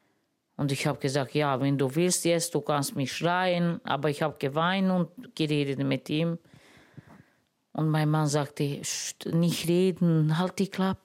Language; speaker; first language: German; non-native, learner; Romany